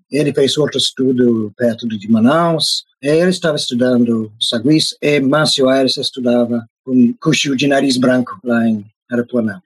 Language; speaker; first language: Portuguese; non-native, fluent; English